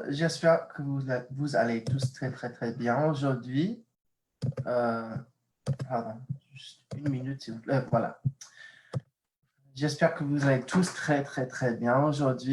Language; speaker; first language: French; non-native, fluent; English